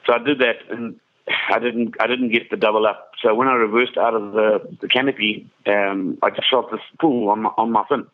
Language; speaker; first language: English; native; English